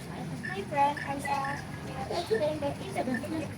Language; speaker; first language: English; non-native, learner; Indonesian